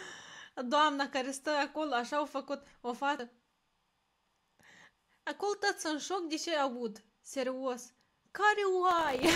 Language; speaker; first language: Romanian; native; Romanian